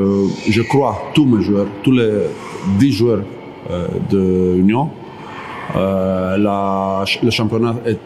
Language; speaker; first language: French; non-native, learner; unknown